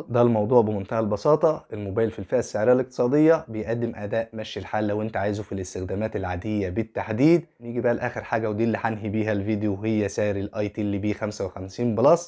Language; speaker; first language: Arabic; native; Arabic